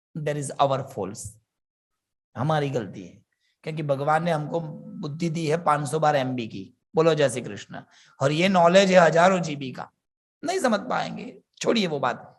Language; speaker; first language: Hindi; non-native, local second language; Gujarati